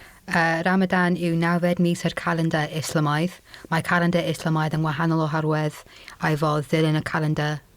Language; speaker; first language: Welsh; non-native, local second language; English